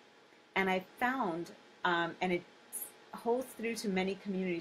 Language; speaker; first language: English; native; English